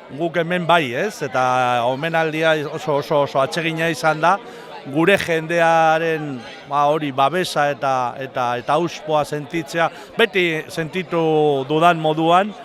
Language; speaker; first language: Basque; non-native, local second language; Spanish